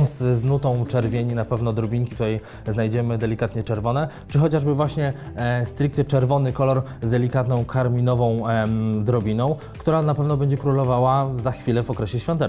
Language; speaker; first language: Polish; native; Polish